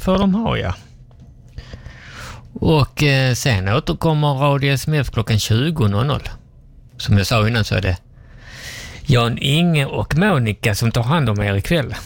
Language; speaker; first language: Swedish; native; Swedish